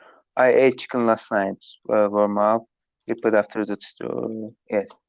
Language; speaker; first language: English; non-native, learner; Turkish